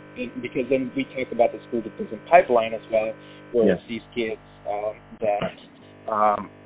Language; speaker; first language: English; early bilingual, other home language; Spanish